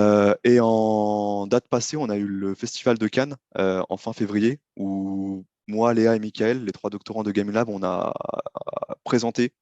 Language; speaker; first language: French; native; French